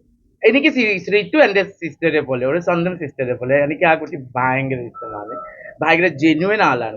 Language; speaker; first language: Malayalam; non-native, local second language; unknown